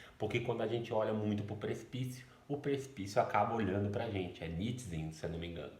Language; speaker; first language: Portuguese; native; Portuguese